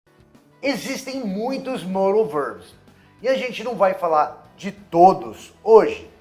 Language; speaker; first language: Portuguese; non-native, fluent; English